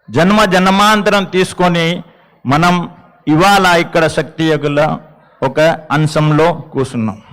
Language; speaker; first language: Telugu; non-native, local second language; Hindi